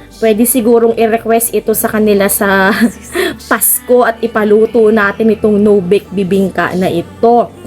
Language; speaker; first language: Filipino; non-native, local second language; Iloko